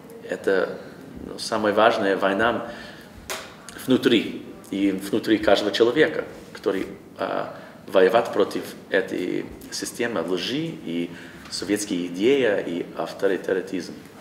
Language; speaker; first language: Russian; non-native, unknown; English